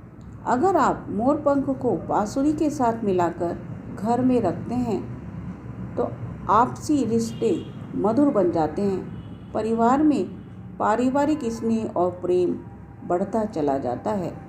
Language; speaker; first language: Hindi; native; Hindi